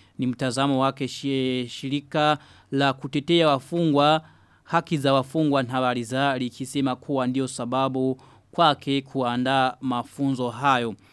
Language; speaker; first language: Swahili; non-native, local second language; Rundi